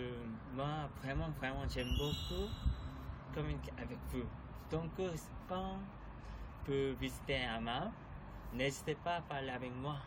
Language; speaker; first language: French; non-native, learner; Korean